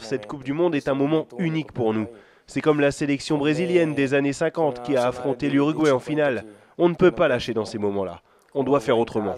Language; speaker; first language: French; native; French